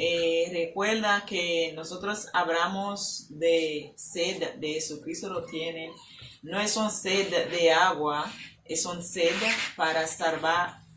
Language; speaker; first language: Spanish; non-native, learner; Haitian Creole